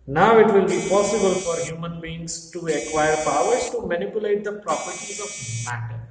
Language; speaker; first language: English; non-native, local second language; Gujarati